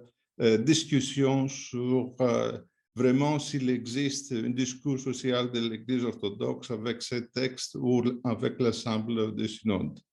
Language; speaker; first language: French; non-native, fluent; Greek